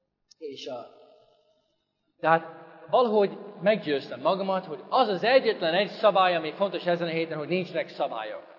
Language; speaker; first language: Hungarian; non-native, fluent; English